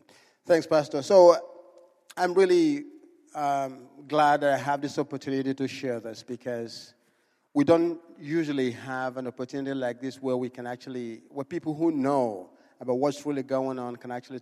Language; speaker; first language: English; non-native, local second language; Igbo